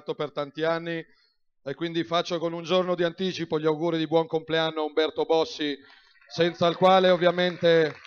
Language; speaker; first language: Italian; native; Italian